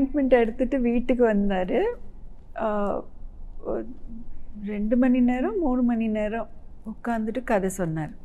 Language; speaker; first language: Tamil; non-native, local second language; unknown